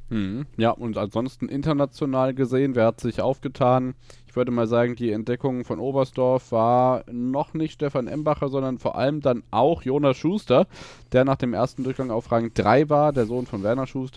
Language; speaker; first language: German; native; German